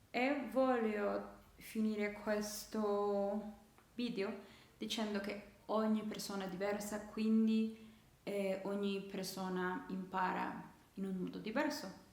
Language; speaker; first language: Italian; non-native, learner; Spanish